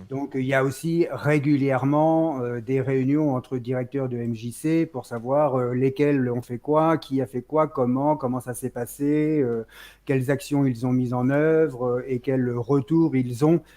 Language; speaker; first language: French; native; French